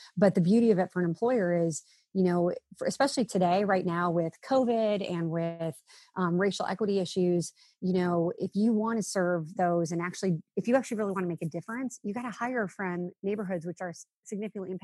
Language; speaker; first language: English; native; English